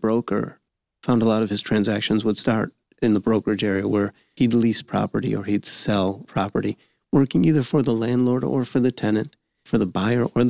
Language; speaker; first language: English; native; English